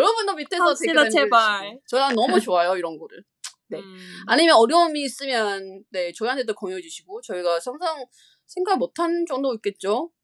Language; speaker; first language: Korean; non-native, fluent; Chinese